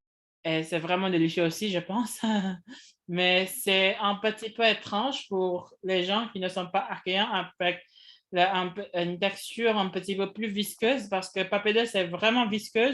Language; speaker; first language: French; non-native, fluent; Indonesian